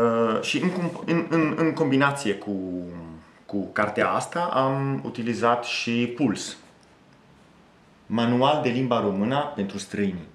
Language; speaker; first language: Romanian; non-native, fluent; Italian